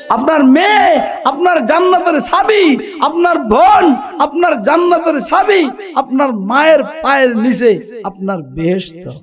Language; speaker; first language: Bangla; native; Bangla